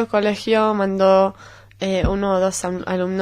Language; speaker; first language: Spanish; non-native, fluent; Hebrew